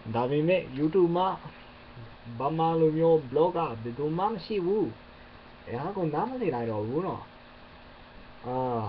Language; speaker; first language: Burmese; non-native, learner; English